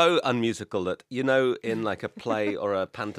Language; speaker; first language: English; native; English